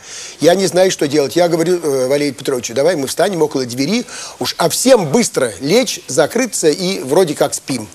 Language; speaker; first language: Russian; native; Russian